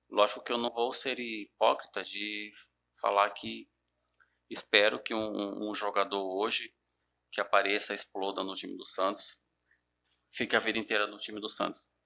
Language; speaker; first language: Portuguese; native; Portuguese